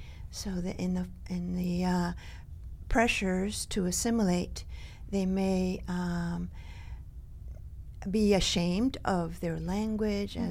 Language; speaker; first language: English; early bilingual, other home language; Spanish